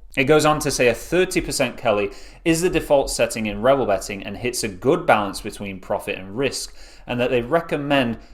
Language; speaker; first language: English; native; English